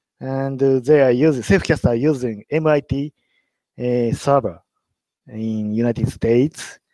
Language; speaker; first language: English; non-native, learner; Japanese